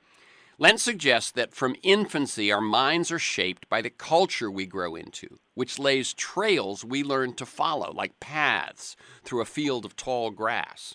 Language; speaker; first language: English; native; English